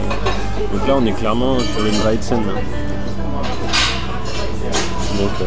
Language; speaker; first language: French; native; French